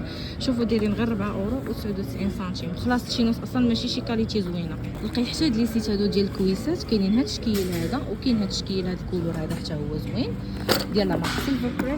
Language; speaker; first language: Arabic; native; Arabic